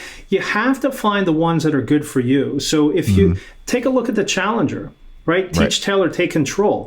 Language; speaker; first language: English; native; English